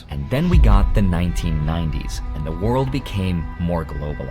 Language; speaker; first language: English; native; English